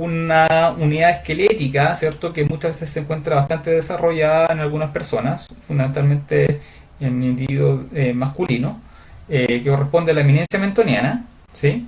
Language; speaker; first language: Spanish; native; Spanish